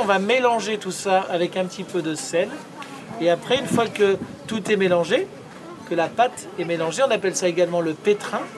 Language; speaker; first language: French; native; French